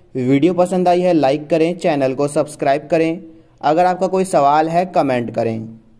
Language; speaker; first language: Hindi; native; Hindi